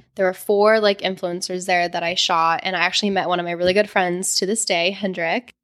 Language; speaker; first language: English; native; English